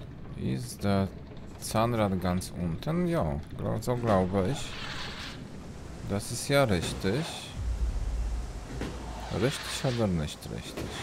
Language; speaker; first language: German; non-native, learner; Polish